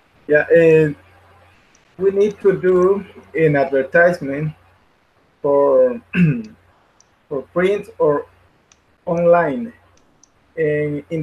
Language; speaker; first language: English; non-native, learner; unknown